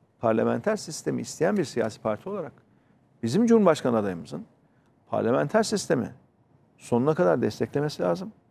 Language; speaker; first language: Turkish; native; Turkish